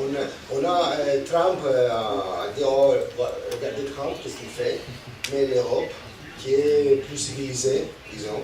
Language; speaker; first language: French; non-native, fluent; Greek